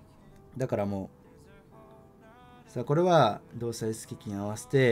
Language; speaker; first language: Japanese; native; Japanese